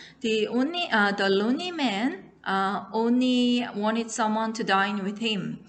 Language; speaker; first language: English; non-native, fluent; Korean